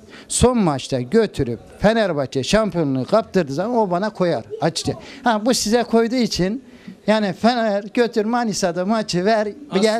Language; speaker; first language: Turkish; native; Turkish